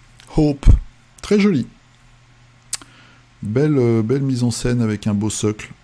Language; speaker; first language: French; native; French